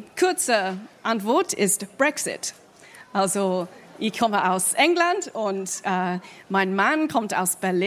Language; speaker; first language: German; non-native, fluent; English